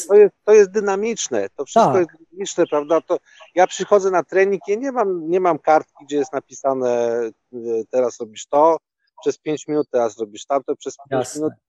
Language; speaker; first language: Polish; native; Polish